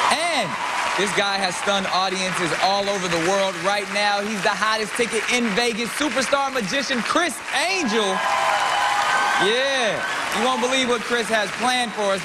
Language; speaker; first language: English; native; English